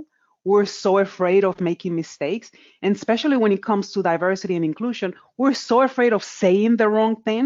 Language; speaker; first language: English; non-native, fluent; Spanish